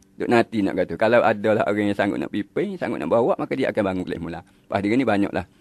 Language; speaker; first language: Malay; native; Malay